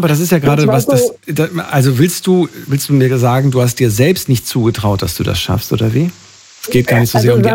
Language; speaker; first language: German; native; German